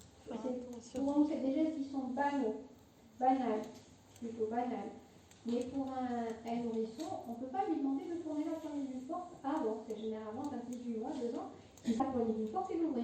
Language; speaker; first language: French; non-native, local second language; Arabic